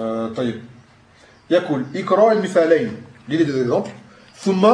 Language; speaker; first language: Arabic; non-native, fluent; French